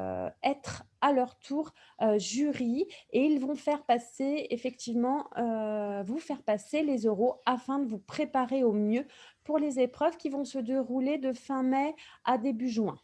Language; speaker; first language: French; native; French